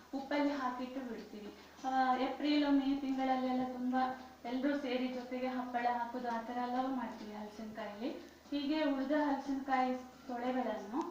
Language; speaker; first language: Kannada; native; Kannada